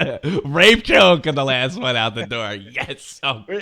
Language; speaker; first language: English; native; English